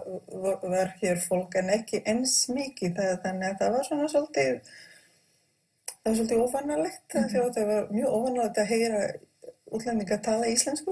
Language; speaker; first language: Icelandic; non-native, fluent; Croatian